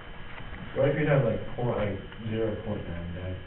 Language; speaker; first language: English; native; English